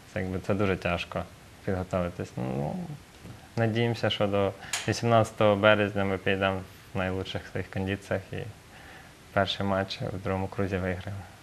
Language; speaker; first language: Ukrainian; native; Ukrainian